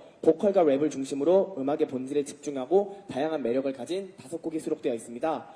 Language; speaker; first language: Korean; native; Korean